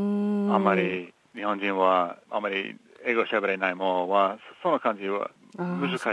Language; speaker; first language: Japanese; non-native, learner; English